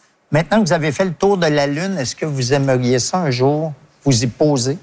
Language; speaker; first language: French; native; French